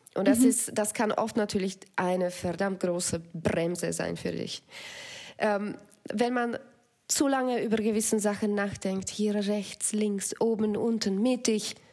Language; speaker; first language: German; non-native, fluent; Slovak